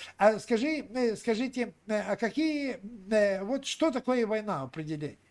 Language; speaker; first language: Russian; non-native, local second language; Ukrainian